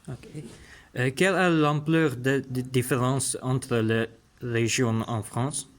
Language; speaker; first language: French; non-native, learner; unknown